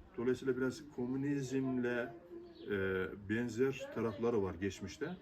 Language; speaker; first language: Turkish; native; Turkish